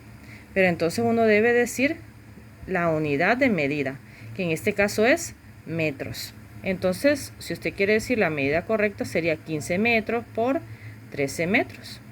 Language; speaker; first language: Spanish; native; Spanish